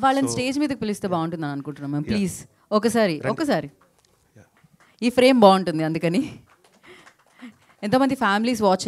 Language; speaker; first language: Telugu; native; Telugu